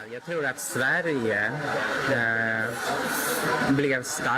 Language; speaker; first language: Swedish; non-native, learner; English